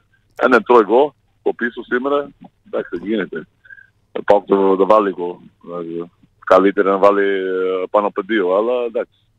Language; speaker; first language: Greek; non-native, learner; Portuguese